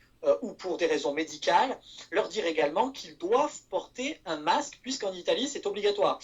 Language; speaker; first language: French; native; French